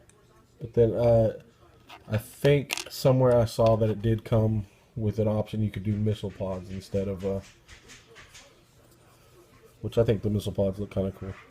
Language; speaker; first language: English; native; English